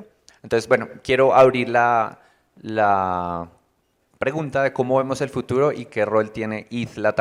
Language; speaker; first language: Spanish; native; Spanish